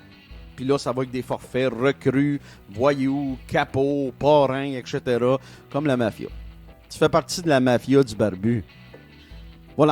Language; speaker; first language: French; native; French